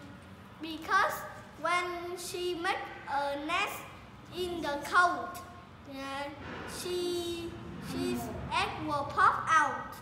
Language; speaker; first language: English; non-native, learner; Vietnamese